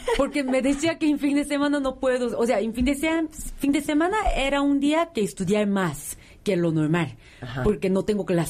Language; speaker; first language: Spanish; non-native, fluent; Korean